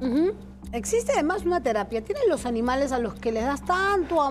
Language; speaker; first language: Spanish; native; Spanish